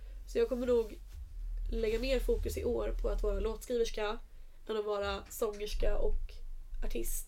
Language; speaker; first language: Swedish; native; Swedish